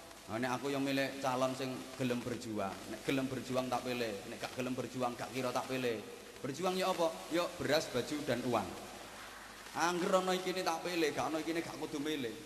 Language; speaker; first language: Malay; non-native, local second language; Javanese